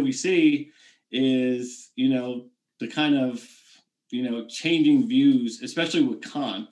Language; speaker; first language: English; native; English